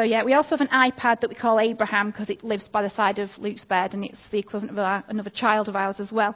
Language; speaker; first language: English; native; English